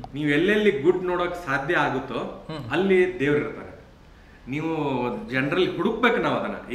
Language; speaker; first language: Kannada; native; Kannada